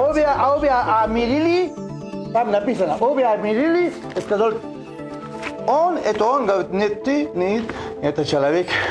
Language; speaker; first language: Russian; non-native, learner; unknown